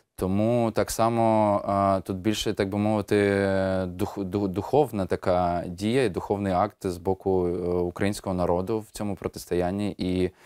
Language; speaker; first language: Ukrainian; native; Ukrainian